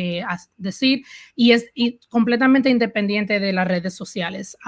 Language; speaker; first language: Spanish; early bilingual, heritage; Spanish